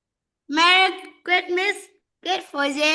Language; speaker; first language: English; non-native, learner; Vietnamese